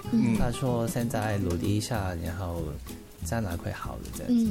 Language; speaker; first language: Chinese; non-native, local second language; Cantonese